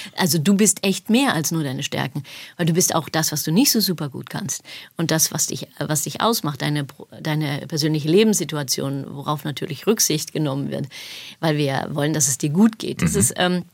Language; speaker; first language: German; native; German